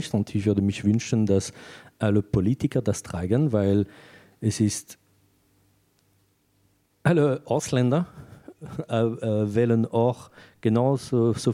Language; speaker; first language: German; non-native, fluent; French